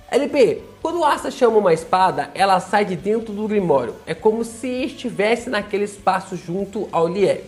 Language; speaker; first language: Portuguese; native; Portuguese